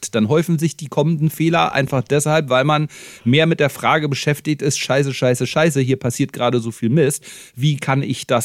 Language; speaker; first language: German; native; German